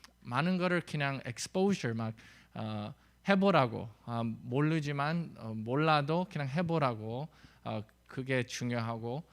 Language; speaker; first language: Korean; early bilingual, heritage; English